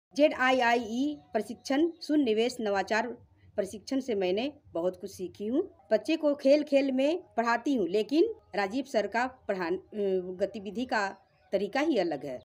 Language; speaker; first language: Hindi; native; Hindi